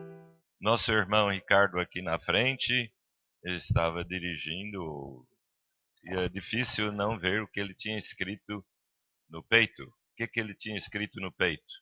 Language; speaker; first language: Portuguese; non-native, fluent; English